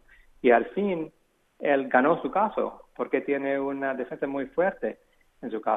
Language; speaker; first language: Spanish; non-native, fluent; English